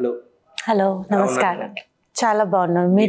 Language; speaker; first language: Telugu; non-native, learner; Bangla